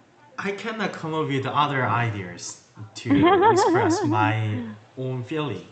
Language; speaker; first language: English; non-native, learner; Korean